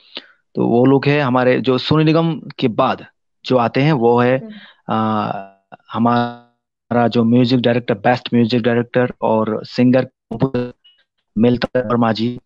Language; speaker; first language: Hindi; non-native, local second language; Kok Borok